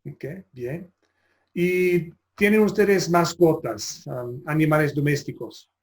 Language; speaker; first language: Spanish; non-native, fluent; English